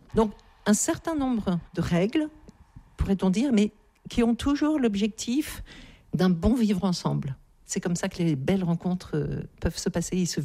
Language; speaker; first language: French; native; French